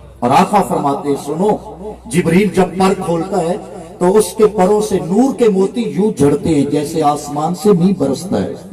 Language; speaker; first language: Urdu; non-native, local second language; Punjabi